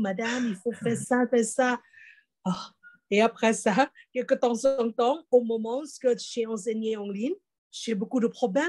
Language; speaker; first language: French; non-native, fluent; Thai